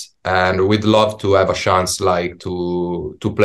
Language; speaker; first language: English; non-native, fluent; Italian